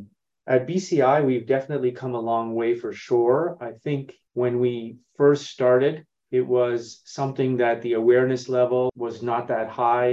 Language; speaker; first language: English; native; English